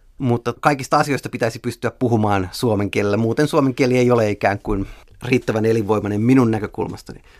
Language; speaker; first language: Finnish; native; Finnish